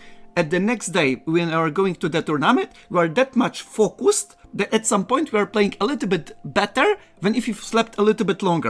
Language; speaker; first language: English; non-native, fluent; Polish